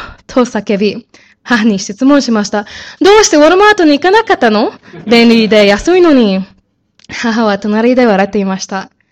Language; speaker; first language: Japanese; non-native, learner; English